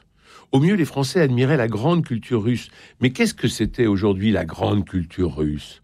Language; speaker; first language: French; native; French